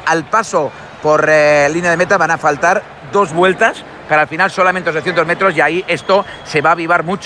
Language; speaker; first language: Spanish; native; Spanish